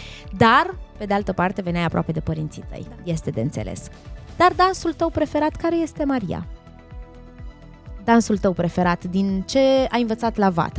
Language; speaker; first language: Romanian; native; Romanian